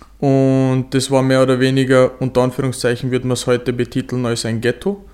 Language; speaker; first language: German; native; German